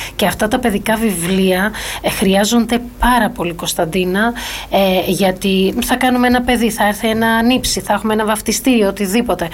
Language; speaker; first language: Greek; early bilingual, heritage; Greek